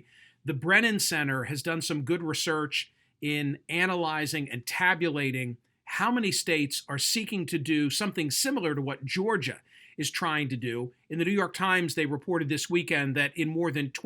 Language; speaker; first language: English; native; English